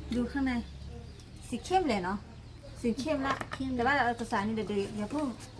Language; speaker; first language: Thai; non-native, local second language; Karen languages